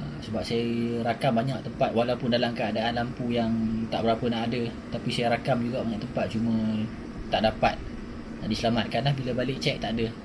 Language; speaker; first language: Malay; native; Malay